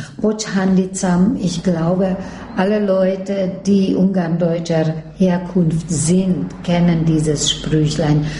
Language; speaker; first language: German; native; German